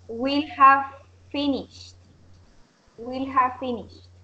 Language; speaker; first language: English; non-native, learner; Spanish